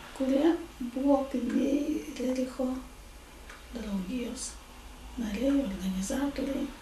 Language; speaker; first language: Lithuanian; native; Lithuanian